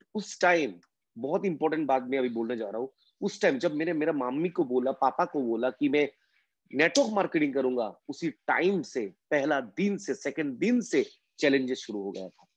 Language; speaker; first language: Hindi; non-native, local second language; Bangla